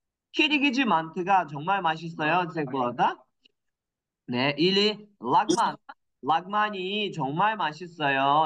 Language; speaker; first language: Korean; non-native, learner; Kyrgyz